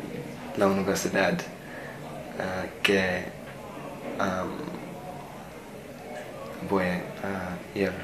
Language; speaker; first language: Spanish; non-native, learner; English